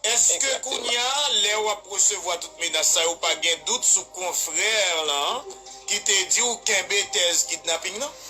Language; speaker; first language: Haitian Creole; native; Haitian Creole